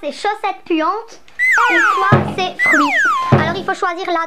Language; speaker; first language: French; native; French